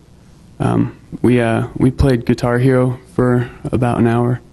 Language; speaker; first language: English; native; English